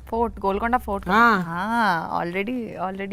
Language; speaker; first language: Telugu; non-native, learner; Bangla